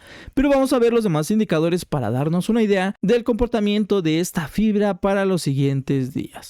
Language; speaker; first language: Spanish; native; Spanish